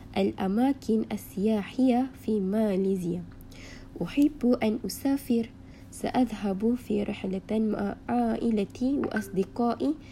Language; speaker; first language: Arabic; non-native, learner; Malay